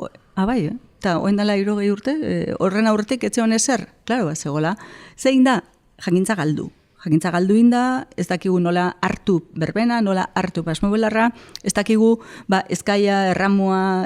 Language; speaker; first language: Basque; native; Basque